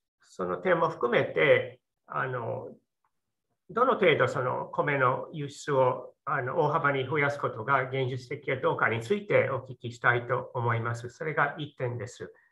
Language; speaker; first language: Japanese; native; Japanese